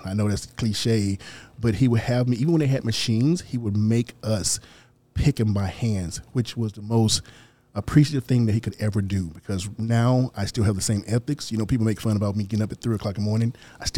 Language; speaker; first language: English; native; English